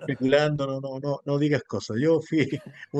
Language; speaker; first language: Spanish; native; Spanish